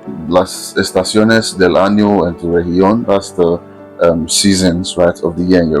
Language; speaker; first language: Spanish; non-native, fluent; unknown